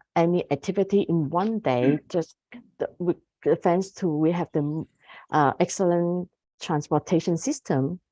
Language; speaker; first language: English; non-native, fluent; Cantonese